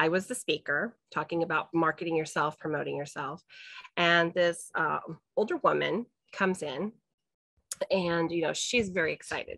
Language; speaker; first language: English; native; English